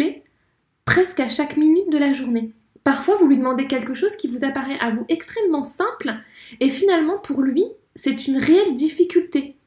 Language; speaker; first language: French; native; French